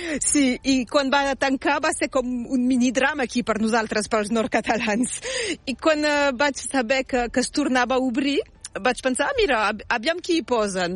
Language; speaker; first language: Catalan; native; Catalan